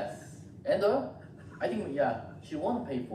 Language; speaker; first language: English; non-native, learner; Korean